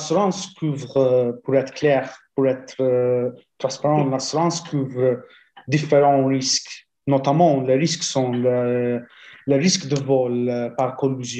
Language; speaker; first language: French; non-native, fluent; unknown